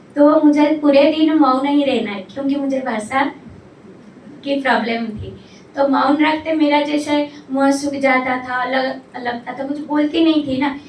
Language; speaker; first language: Hindi; non-native, local second language; Odia